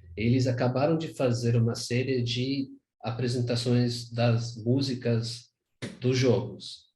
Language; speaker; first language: Portuguese; non-native, fluent; English